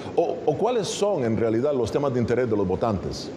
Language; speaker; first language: Spanish; native; Spanish